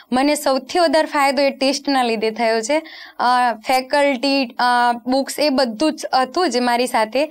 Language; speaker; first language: Gujarati; non-native, local second language; Rajasthani